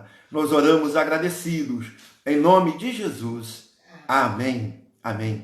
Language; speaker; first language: Portuguese; native; Portuguese